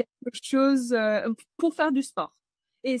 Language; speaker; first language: French; non-native, fluent; English